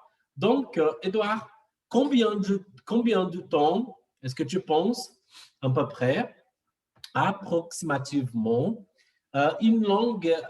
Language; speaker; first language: French; non-native, fluent; Portuguese